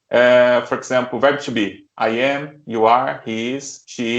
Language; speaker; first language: English; non-native, learner; Portuguese